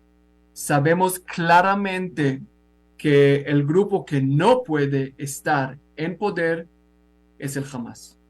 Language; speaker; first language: Spanish; non-native, fluent; Hebrew